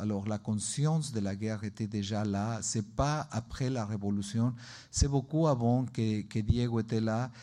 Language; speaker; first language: French; non-native, learner; Spanish